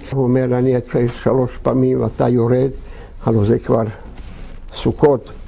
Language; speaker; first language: Hebrew; non-native, fluent; Yiddish